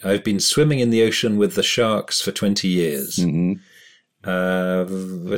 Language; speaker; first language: English; native; English